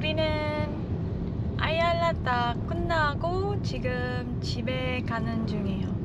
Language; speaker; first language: Korean; non-native, learner; Cebuano